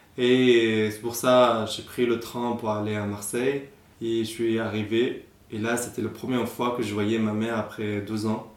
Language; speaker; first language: French; non-native, fluent; Arabic